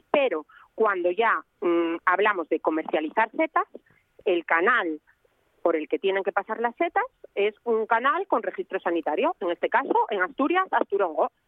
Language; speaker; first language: Spanish; native; Spanish